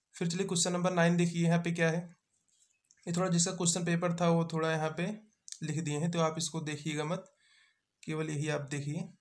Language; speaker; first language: Hindi; native; Hindi